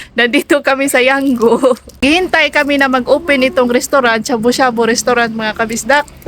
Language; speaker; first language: Filipino; non-native, local second language; Cebuano